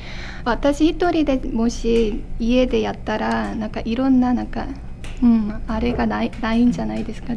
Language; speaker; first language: Japanese; non-native, fluent; Korean